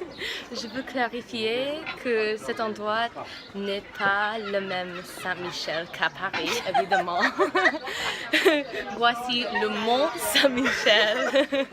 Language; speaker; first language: French; non-native, fluent; English